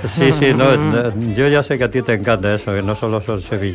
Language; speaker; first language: Spanish; native; Spanish